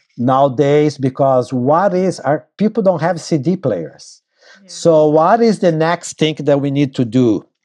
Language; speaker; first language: English; non-native, fluent; Portuguese